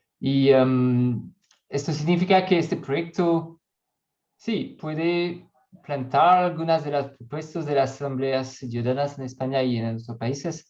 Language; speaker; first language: Spanish; non-native, learner; French